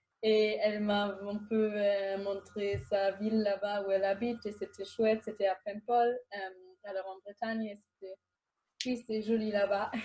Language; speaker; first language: French; non-native, fluent; German